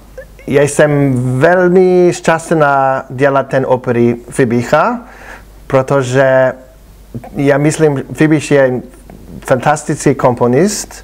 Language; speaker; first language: Czech; non-native, learner; English